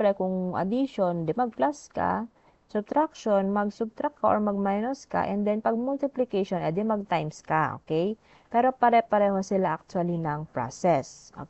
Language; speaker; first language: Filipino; native; Filipino